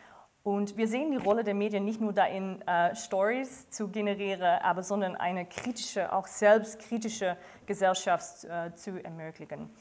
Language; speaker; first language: German; non-native, fluent; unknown